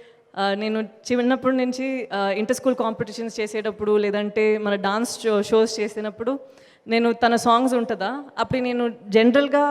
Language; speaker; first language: Telugu; non-native, fluent; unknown